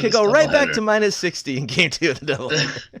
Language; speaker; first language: English; native; English